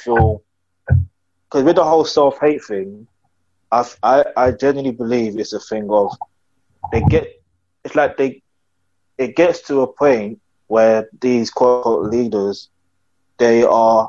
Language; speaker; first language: English; native; English